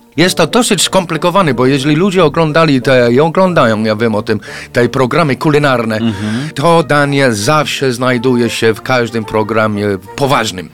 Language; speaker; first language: Polish; non-native, fluent; English